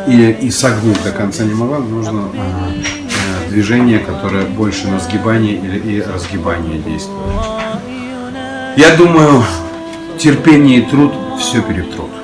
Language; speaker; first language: Russian; native; Russian